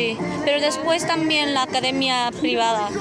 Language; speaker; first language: Spanish; non-native, fluent; Korean